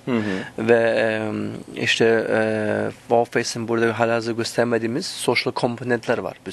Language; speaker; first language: Turkish; early bilingual, heritage; Turkish